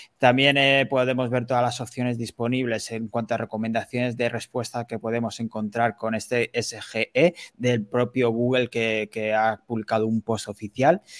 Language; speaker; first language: Spanish; native; Spanish